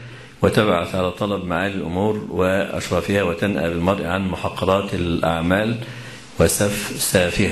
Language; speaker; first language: Arabic; native; Arabic